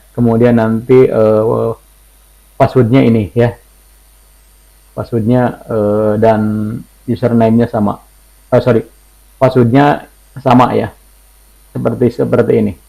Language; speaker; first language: Indonesian; native; Indonesian